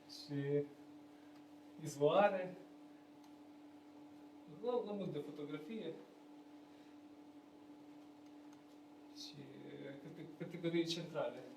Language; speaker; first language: Romanian; non-native, learner; Ukrainian